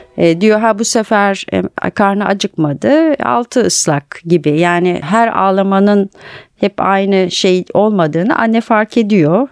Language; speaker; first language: Turkish; native; Turkish